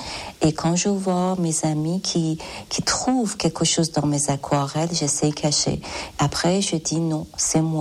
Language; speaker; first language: French; non-native, fluent; Persian